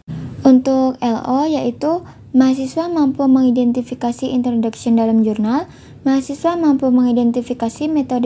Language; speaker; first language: Indonesian; native; Indonesian